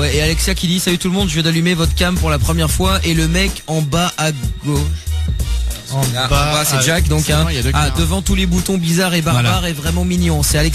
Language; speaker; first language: French; native; French